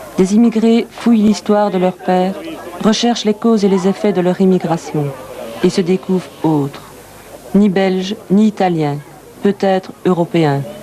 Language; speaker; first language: French; native; French